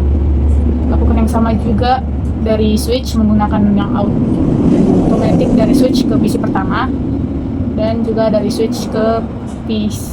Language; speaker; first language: Indonesian; native; Indonesian